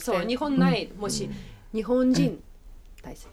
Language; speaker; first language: Japanese; non-native, learner; Russian